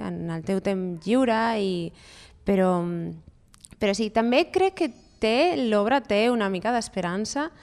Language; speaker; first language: Catalan; non-native, fluent; Spanish